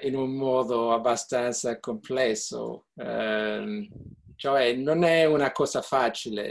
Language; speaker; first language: Italian; early bilingual, heritage; Italian